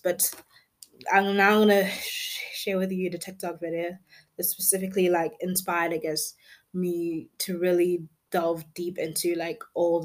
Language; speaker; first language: English; native; English